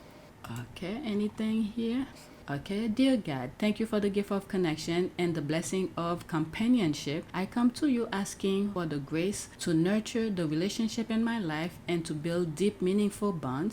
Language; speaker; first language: English; native; English